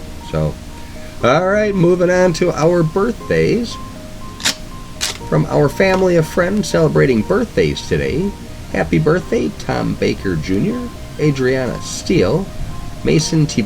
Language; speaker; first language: English; native; English